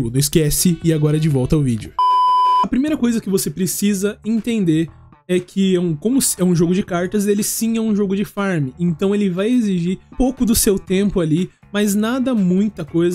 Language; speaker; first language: Portuguese; native; Portuguese